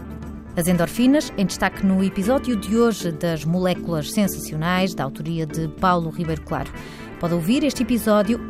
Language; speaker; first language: Portuguese; native; Portuguese